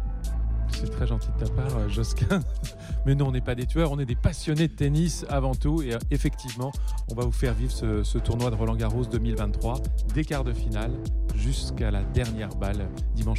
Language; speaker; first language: French; native; French